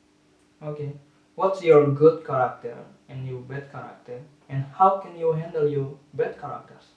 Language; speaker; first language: English; non-native, learner; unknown